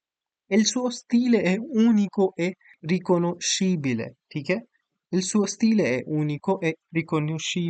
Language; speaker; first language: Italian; non-native, fluent; Urdu